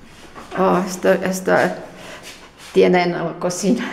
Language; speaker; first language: Spanish; non-native, learner; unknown